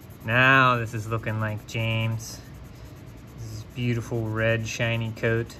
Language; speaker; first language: English; native; English